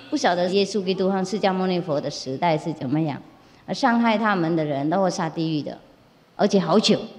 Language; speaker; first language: Chinese; non-native, fluent; Vietnamese